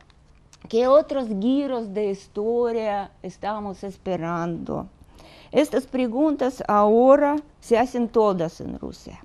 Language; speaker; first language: Spanish; non-native, fluent; Russian